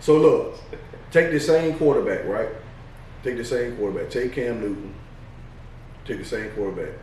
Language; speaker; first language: English; native; English